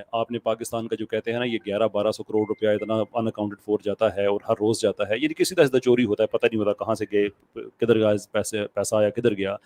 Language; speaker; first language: Urdu; native; Urdu